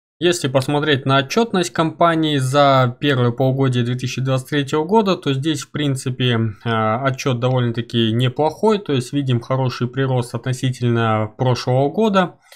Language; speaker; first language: Russian; native; Russian